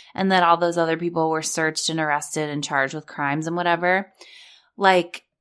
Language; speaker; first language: English; native; English